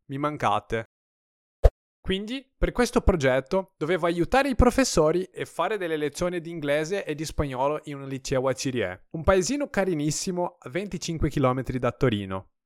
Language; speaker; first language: Italian; non-native, fluent; Portuguese